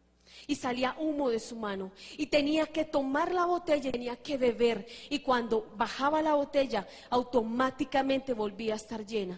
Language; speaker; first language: Spanish; native; Spanish